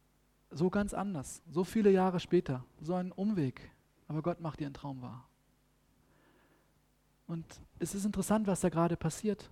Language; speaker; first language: German; native; German